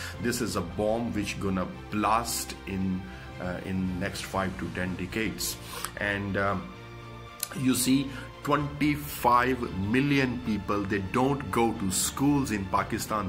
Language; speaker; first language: English; non-native, local second language; Urdu